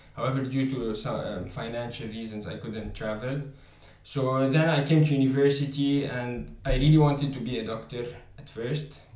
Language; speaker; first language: English; non-native, fluent; Arabic